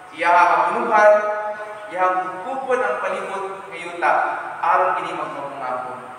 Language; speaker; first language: Cebuano; native; Cebuano